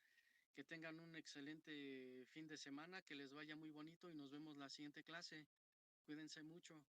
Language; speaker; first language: Spanish; native; Spanish